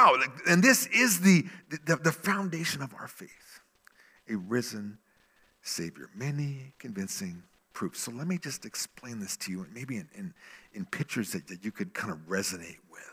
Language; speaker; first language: English; native; English